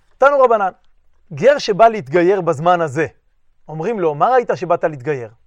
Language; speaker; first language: Hebrew; native; Hebrew